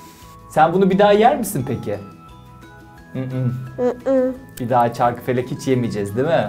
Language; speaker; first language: Turkish; native; Turkish